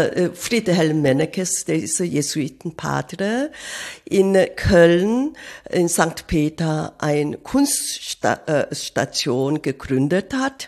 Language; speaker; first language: German; non-native, fluent; Korean